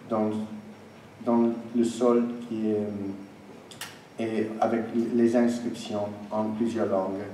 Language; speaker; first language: French; non-native, fluent; English